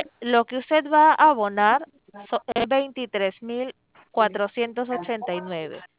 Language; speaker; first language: Spanish; native; Spanish